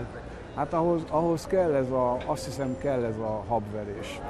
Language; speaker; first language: Hungarian; native; Hungarian